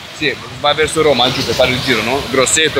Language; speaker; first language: Italian; native; Italian